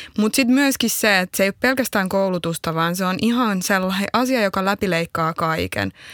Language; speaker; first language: Finnish; early bilingual, other home language; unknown